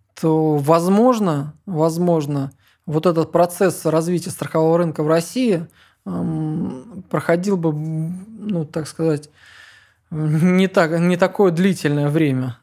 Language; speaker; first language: Russian; native; Russian